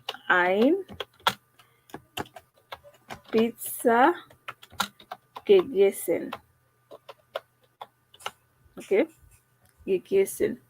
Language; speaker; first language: German; non-native, learner; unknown